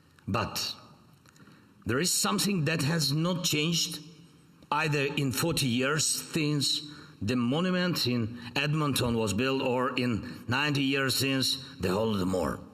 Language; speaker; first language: English; non-native, fluent; Ukrainian